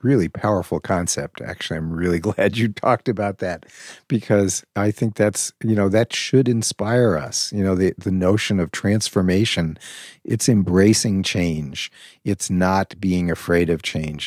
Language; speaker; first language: English; native; English